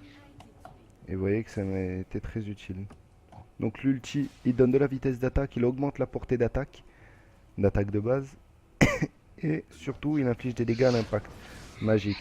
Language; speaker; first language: French; native; French